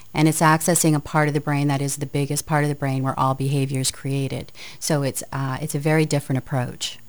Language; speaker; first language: English; native; English